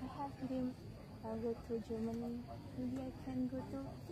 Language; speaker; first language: English; non-native, learner; Javanese